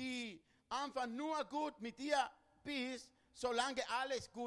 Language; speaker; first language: German; non-native, learner; Spanish